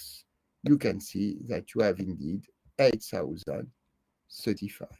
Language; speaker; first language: English; non-native, fluent; French